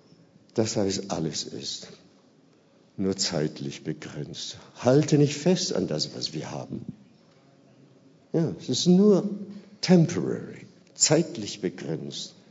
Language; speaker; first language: German; non-native, fluent; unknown